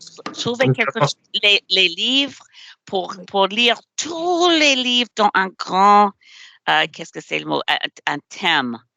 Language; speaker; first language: French; non-native, learner; English